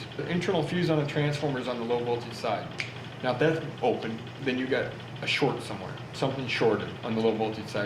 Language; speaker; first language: English; native; English